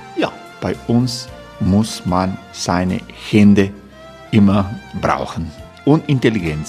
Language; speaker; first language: German; non-native, fluent; Croatian